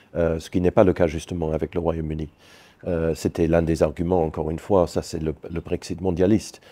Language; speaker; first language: French; non-native, fluent; English